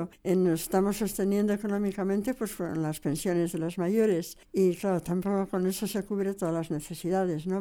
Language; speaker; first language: Spanish; native; Spanish